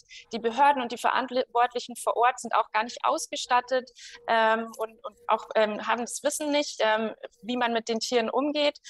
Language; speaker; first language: German; native; German